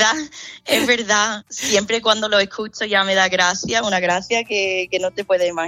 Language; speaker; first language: Spanish; non-native, fluent; English